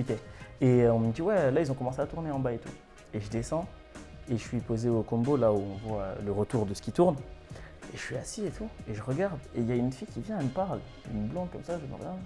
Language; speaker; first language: French; native; French